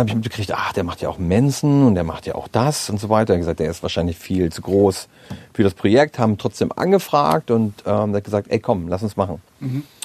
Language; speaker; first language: German; native; German